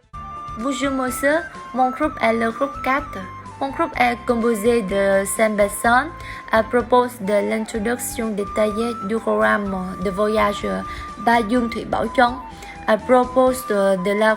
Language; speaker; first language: French; non-native, learner; Vietnamese